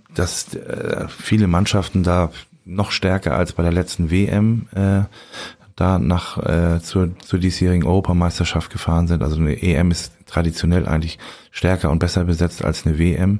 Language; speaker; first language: German; native; German